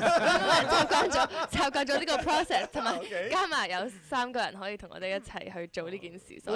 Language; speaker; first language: Cantonese; early bilingual, heritage; English